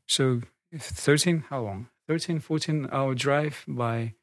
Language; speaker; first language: English; non-native, fluent; Kazakh